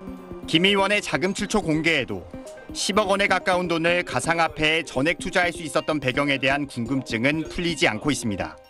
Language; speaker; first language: Korean; native; Korean